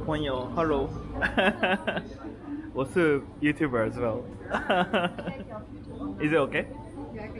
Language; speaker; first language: English; non-native, learner; Japanese